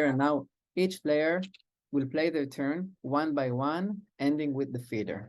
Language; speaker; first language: English; non-native, fluent; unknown